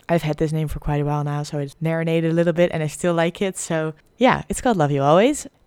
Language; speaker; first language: English; non-native, fluent; Dutch